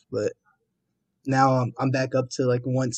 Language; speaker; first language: English; native; English